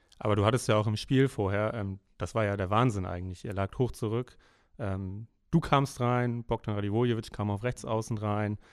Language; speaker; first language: German; native; German